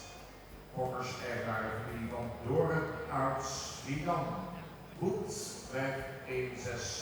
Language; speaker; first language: Dutch; native; Dutch